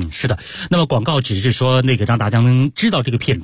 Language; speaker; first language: Chinese; native; Chinese